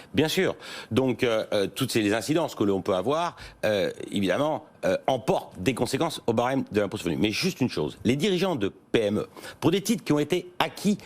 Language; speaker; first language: French; native; French